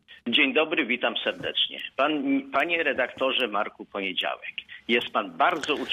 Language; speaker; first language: Polish; native; Polish